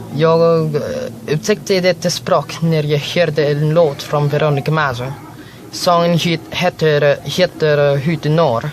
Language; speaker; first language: Swedish; non-native, learner; Filipino